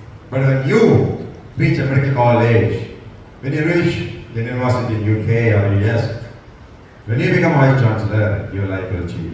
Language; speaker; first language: English; non-native, local second language; Tamil